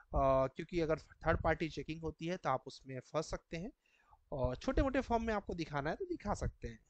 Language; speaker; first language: Hindi; native; Hindi